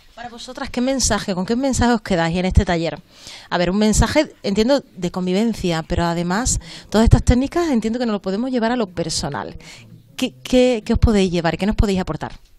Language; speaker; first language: Spanish; native; Spanish